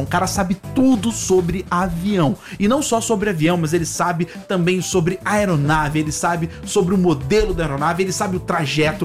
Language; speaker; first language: Portuguese; native; Portuguese